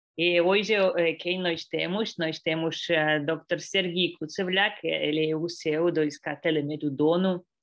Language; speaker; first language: Portuguese; non-native, fluent; Russian